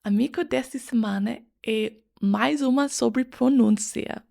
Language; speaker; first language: Portuguese; non-native, fluent; English